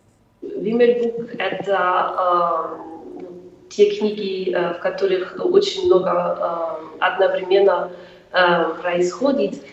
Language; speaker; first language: Russian; non-native, fluent; German